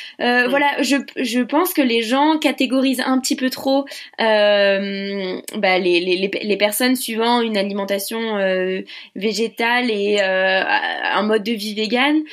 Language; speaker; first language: French; native; French